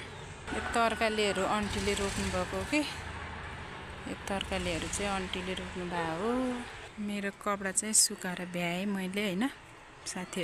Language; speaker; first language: Nepali; native; Nepali